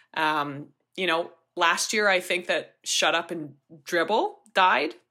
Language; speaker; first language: English; native; English